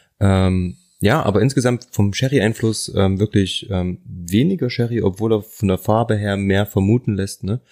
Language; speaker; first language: German; native; German